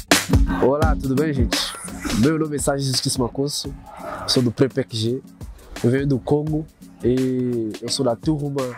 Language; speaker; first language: Portuguese; non-native, fluent; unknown